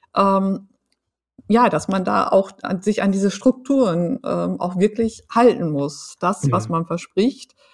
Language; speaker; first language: German; native; German